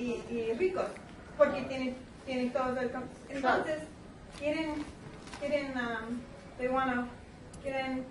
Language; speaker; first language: Spanish; non-native, learner; English